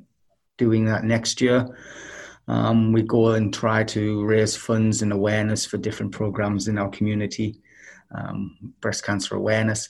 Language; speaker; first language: English; native; English